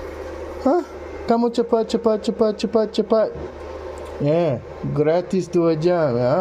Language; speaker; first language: Indonesian; non-native, learner; English